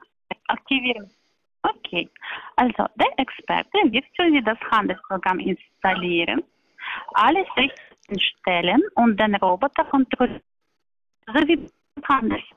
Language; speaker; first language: German; non-native, learner; Polish